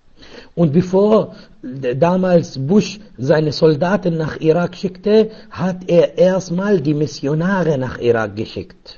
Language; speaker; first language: German; non-native, fluent; Arabic